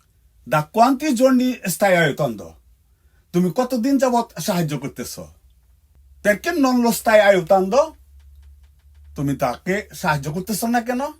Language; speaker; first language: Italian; non-native, fluent; Bangla